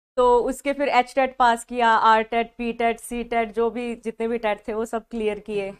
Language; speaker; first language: Hindi; non-native, local second language; Punjabi